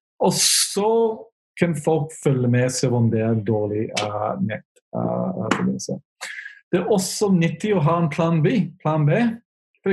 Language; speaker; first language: Norwegian; non-native, fluent; English